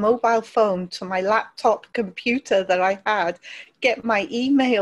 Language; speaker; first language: English; native; English